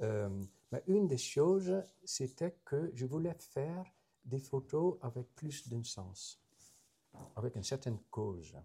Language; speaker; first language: French; non-native, fluent; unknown